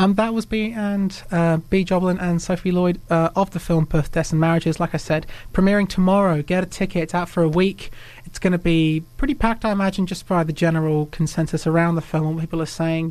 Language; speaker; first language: English; native; English